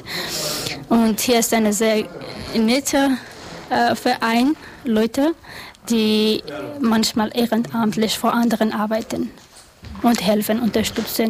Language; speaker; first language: German; non-native, learner; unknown